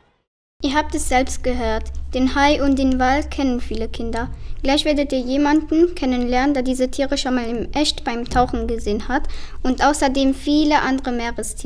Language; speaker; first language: German; native; German